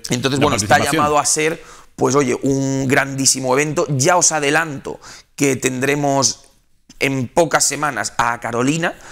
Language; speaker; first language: Spanish; native; Spanish